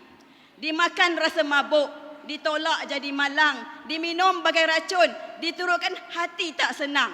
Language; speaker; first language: Malay; native; Malay